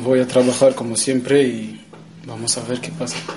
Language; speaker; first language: Spanish; non-native, learner; French